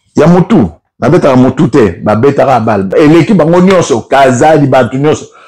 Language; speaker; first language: Lingala; non-native, local second language; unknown